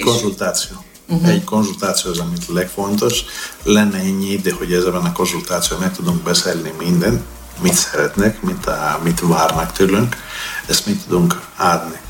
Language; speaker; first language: Hungarian; non-native, learner; Greek